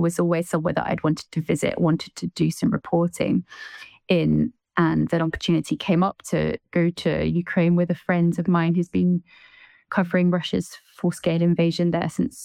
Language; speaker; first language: English; native; English